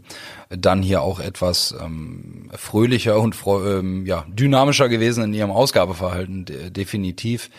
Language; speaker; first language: German; native; German